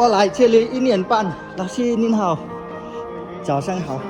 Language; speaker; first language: Chinese; non-native, learner; Bangla